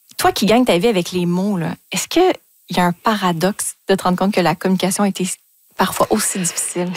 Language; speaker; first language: French; native; French